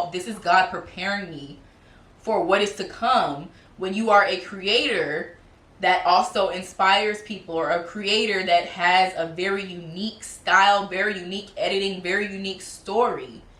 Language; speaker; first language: English; native; English